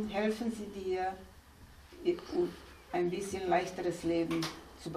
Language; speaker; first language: German; non-native, fluent; Slovenian